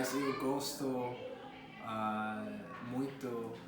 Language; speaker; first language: Portuguese; non-native, learner; English